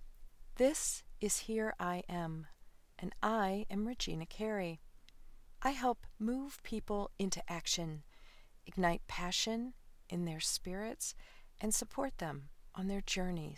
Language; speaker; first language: English; native; English